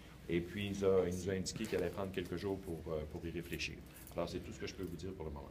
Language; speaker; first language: French; native; French